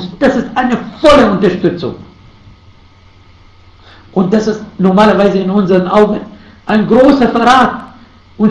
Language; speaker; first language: German; non-native, fluent; Arabic